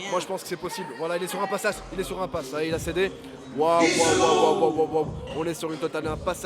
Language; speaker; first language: French; native; French